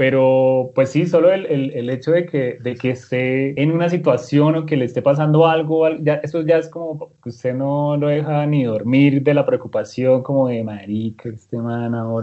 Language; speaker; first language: Spanish; native; Spanish